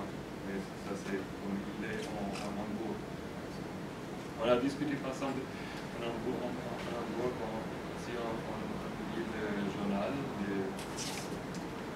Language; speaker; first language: French; non-native, fluent; German